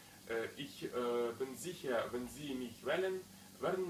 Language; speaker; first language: German; non-native, learner; Ukrainian